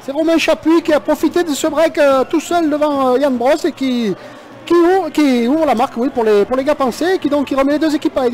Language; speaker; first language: French; native; French